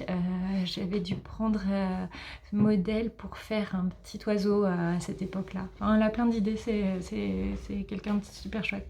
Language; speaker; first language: French; native; French